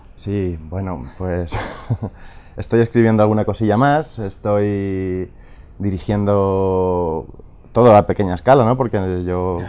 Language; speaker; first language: Spanish; native; Spanish